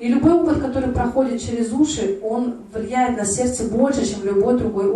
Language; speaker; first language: Russian; native; Russian